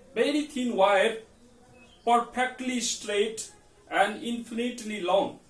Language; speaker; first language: English; non-native, local second language; Nepali